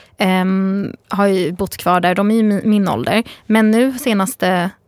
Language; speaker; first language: Swedish; early bilingual, other home language; Persian